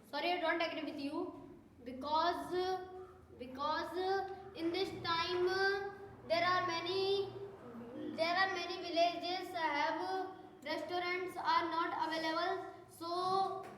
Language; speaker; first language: English; non-native, learner; Hindi